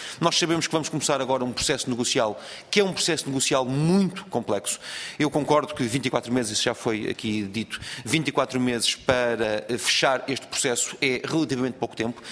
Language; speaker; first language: Portuguese; native; Portuguese